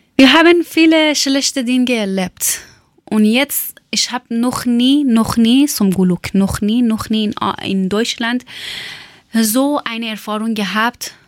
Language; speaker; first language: German; non-native, learner; Persian